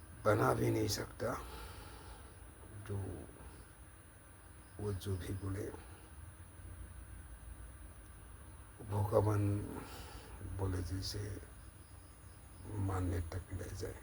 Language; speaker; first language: Hindi; non-native, local second language; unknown